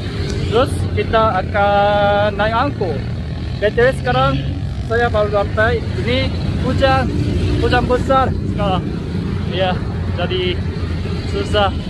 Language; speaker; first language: Indonesian; non-native, learner; Korean